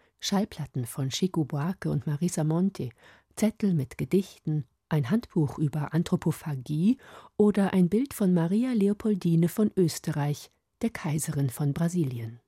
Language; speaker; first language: German; native; German